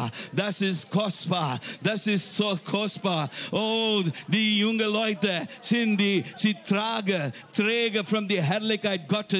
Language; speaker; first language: German; non-native, learner; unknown